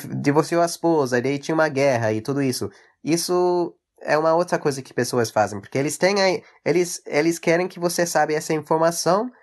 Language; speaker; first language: Portuguese; early bilingual, heritage; English